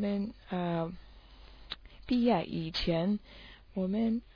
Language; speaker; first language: Chinese; non-native, learner; English